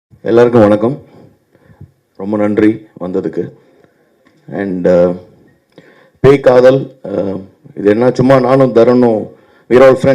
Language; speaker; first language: Tamil; native; Tamil